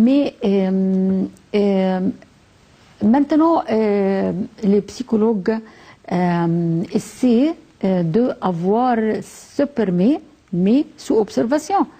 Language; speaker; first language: French; non-native, fluent; Arabic